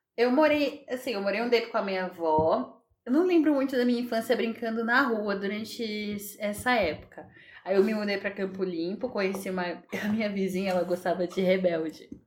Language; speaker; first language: Portuguese; native; Portuguese